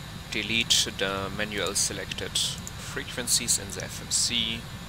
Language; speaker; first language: English; non-native, fluent; German